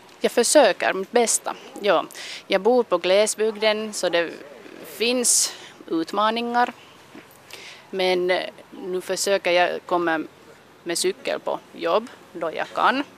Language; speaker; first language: Swedish; non-native, local second language; Finnish